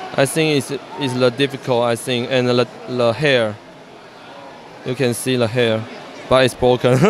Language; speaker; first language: English; non-native, learner; Chinese